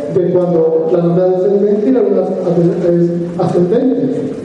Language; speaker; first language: Spanish; native; Spanish